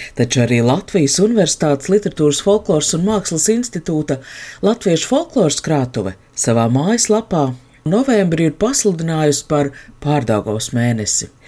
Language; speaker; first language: Latvian; native; Latvian